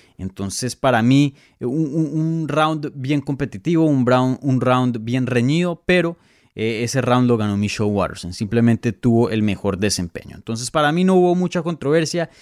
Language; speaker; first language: Spanish; native; Spanish